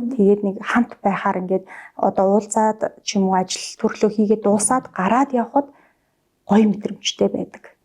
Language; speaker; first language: Mongolian; native; Mongolian